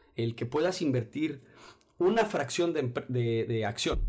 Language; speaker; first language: Spanish; native; Spanish